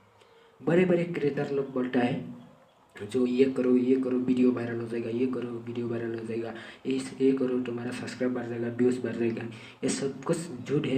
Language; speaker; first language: Hindi; non-native, local second language; Bodo